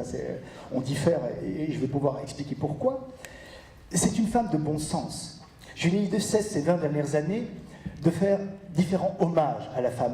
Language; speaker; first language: French; early bilingual, other home language; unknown